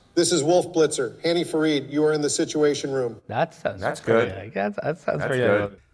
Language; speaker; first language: English; native; English